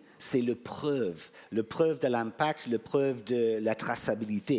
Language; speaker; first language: French; non-native, fluent; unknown